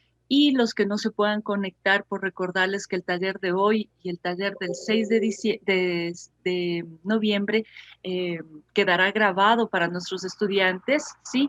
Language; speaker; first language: Spanish; native; Spanish